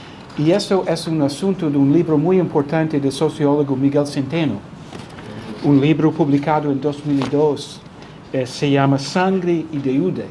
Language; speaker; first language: Spanish; non-native, fluent; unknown